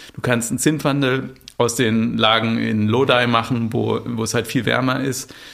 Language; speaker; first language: German; native; German